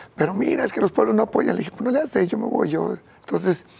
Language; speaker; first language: Spanish; native; Spanish